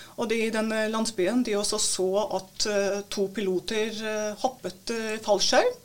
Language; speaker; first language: Norwegian; non-native, fluent; Latvian